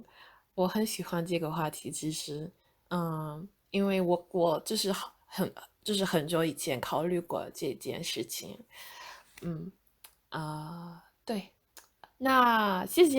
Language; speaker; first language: Chinese; non-native, fluent; English